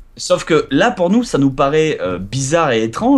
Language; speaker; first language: French; native; French